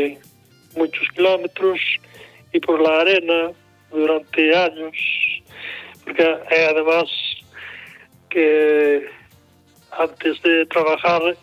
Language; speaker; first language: Spanish; non-native, local second language; Galician